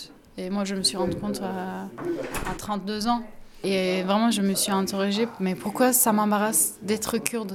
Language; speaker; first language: French; non-native, fluent; Turkish